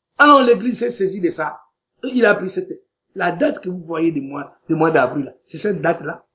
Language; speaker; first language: French; non-native, local second language; Lingala